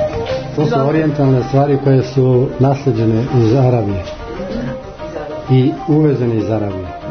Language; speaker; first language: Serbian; non-native, local second language; Gurani